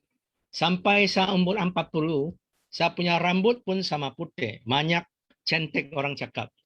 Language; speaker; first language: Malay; non-native, local second language; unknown